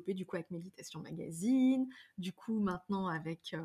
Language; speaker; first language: French; native; French